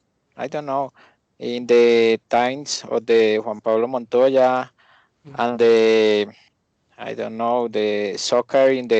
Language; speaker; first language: English; non-native, learner; Spanish